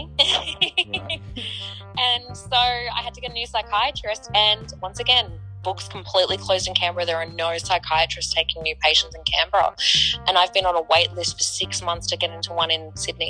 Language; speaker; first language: English; native; English